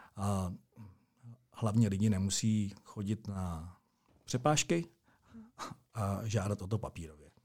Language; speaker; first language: Czech; native; Czech